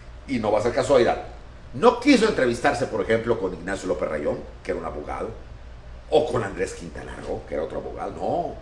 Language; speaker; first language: Spanish; native; Spanish